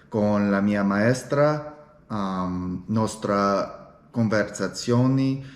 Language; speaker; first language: Italian; non-native, learner; English